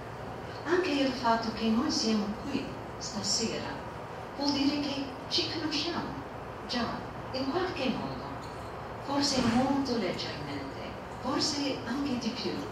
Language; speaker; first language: Italian; non-native, fluent; English